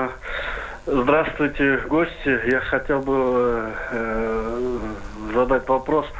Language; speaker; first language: Russian; non-native, local second language; Kyrgyz